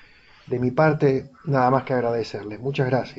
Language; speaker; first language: Spanish; native; Spanish